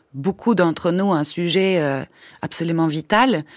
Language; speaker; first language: French; non-native, fluent; Swedish